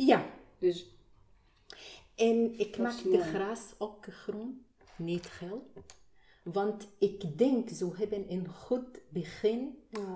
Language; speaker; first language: Dutch; non-native, learner; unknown